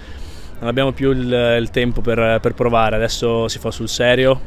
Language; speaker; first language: Italian; native; Italian